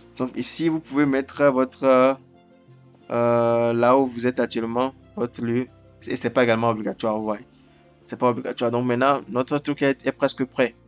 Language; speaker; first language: French; non-native, local second language; Ewe